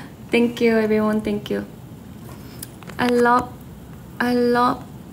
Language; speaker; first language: English; non-native, learner; Korean